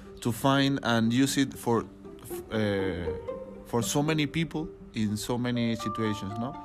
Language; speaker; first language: English; non-native, learner; Spanish